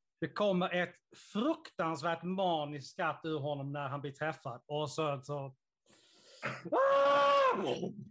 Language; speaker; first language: Swedish; native; Swedish